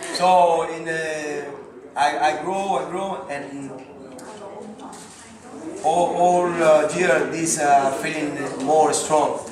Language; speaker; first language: English; non-native, learner; Spanish